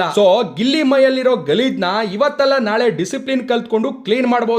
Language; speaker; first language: Kannada; native; Kannada